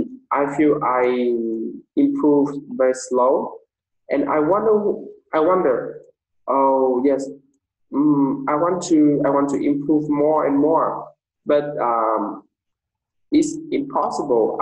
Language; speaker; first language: English; non-native, fluent; Vietnamese